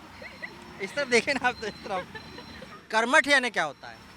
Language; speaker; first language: Hindi; native; Hindi